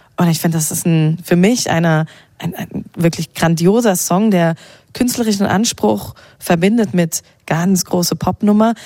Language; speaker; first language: German; native; German